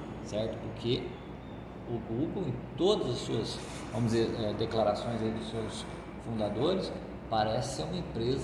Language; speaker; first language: Portuguese; native; Portuguese